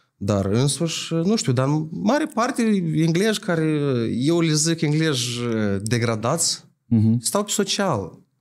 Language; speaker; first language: Romanian; native; Romanian